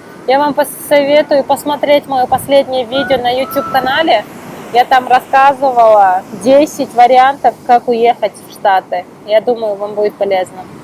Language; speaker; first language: Russian; non-native, local second language; Kyrgyz